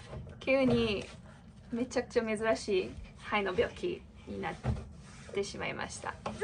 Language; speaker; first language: Japanese; non-native, fluent; English